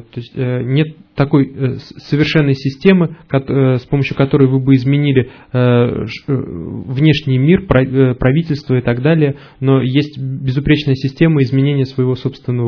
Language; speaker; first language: Russian; native; Russian